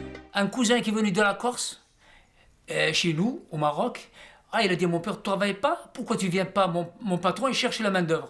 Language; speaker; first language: French; non-native, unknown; Riffian